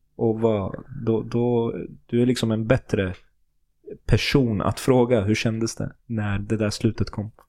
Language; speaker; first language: Swedish; early bilingual, other home language; Turoyo